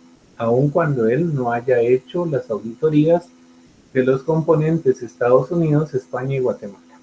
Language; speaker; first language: Spanish; native; Spanish